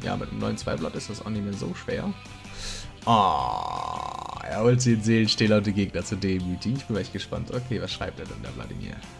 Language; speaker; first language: German; native; German